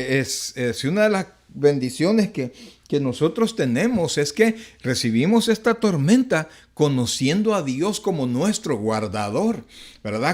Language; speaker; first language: Spanish; native; Spanish